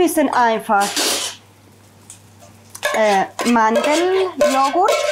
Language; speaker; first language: German; non-native, fluent; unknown